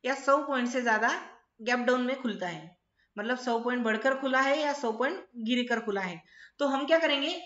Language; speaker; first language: Hindi; non-native, local second language; Marathi